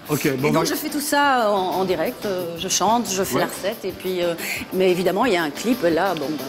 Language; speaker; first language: French; native; French